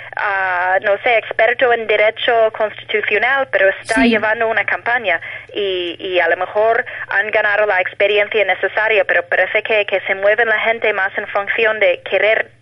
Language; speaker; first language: Spanish; non-native, fluent; English